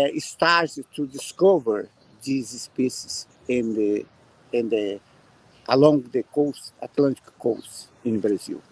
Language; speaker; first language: English; non-native, learner; Portuguese